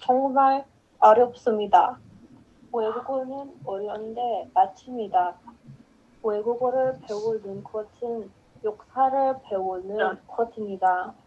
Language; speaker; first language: Korean; non-native, learner; English